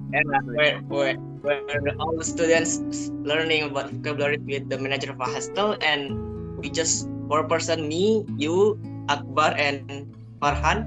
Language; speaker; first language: English; non-native, fluent; Indonesian